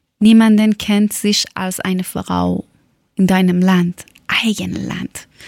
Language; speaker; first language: German; non-native, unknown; Persian